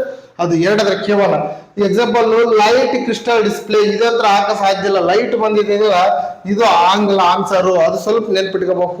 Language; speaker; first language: Kannada; native; Kannada